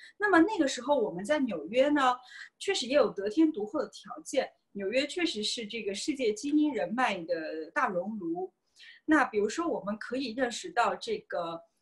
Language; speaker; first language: Chinese; native; Chinese